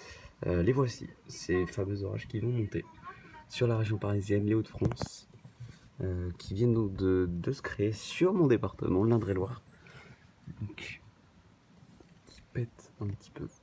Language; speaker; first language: French; native; French